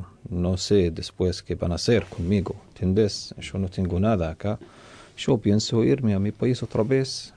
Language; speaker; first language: Spanish; non-native, local second language; Arabic